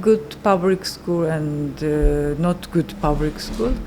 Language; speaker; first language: English; non-native, learner; Japanese